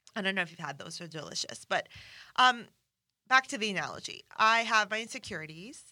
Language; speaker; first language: English; non-native, fluent; Persian